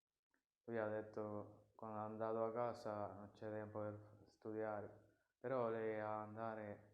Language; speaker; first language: Italian; non-native, learner; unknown